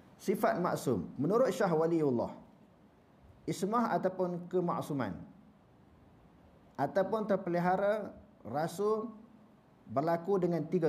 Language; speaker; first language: Malay; native; Malay